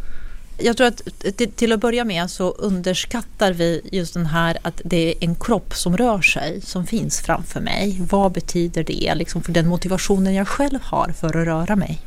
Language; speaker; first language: Swedish; non-native, fluent; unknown